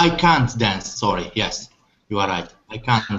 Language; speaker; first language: English; non-native, learner; Hungarian